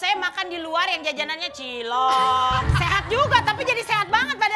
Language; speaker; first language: Indonesian; native; Indonesian